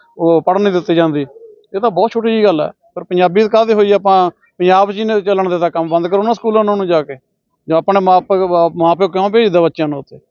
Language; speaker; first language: Punjabi; native; Punjabi